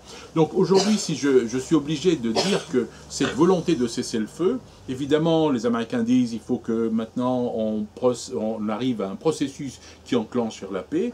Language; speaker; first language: French; native; French